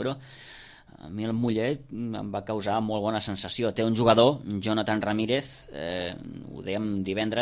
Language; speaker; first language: Catalan; native; Catalan